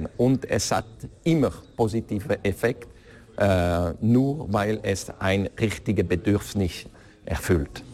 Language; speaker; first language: German; non-native, fluent; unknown